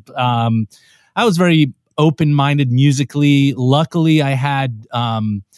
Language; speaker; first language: English; non-native, fluent; Hebrew